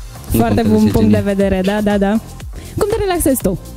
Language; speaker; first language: Romanian; native; Romanian